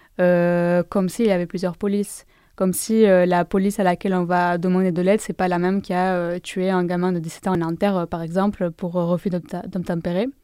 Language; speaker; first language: French; non-native, fluent; Spanish